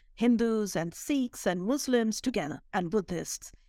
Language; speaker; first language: English; non-native, local second language; Bangla